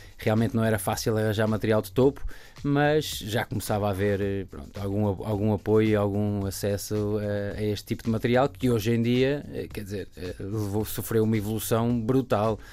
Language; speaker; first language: Portuguese; native; Portuguese